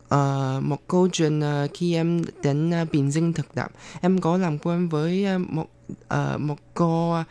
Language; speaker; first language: Vietnamese; non-native, fluent; Chinese